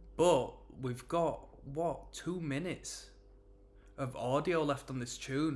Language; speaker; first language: English; native; English